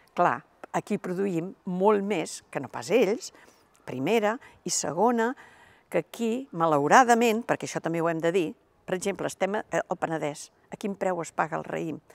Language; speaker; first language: Catalan; native; Catalan